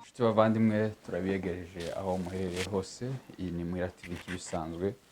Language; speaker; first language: Kinyarwanda; native; Kinyarwanda